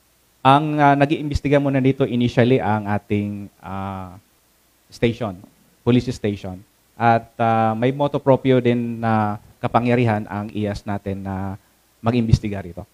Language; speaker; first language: Filipino; native; Filipino